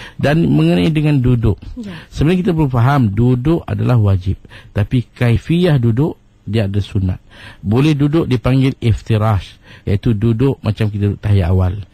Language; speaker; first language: Malay; native; Malay